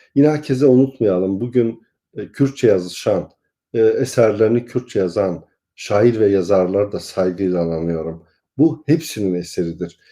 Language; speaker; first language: Turkish; non-native, local second language; Kurdish